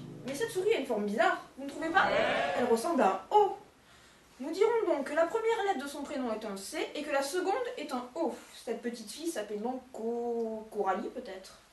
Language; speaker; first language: French; native; French